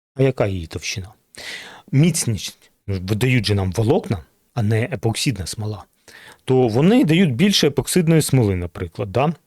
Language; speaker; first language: Ukrainian; non-native, local second language; Russian